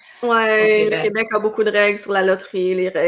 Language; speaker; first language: French; native; French